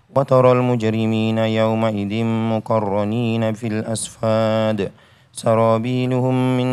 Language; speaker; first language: Arabic; non-native, fluent; Indonesian